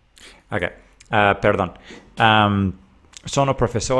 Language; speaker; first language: Italian; non-native, learner; English